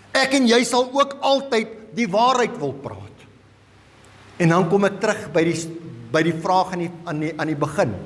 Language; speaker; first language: Afrikaans; non-native, local second language; English